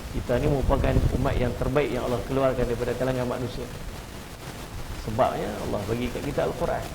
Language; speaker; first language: Malay; native; Malay